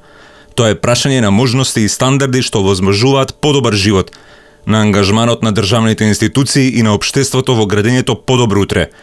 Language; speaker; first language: Macedonian; native; Macedonian